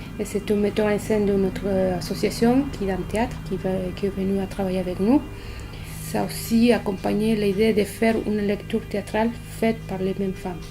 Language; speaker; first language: French; non-native, fluent; Spanish